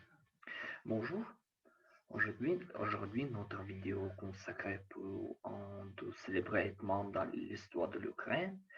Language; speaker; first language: French; non-native, learner; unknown